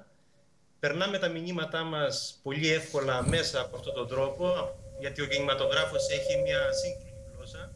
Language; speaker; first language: Greek; native; Greek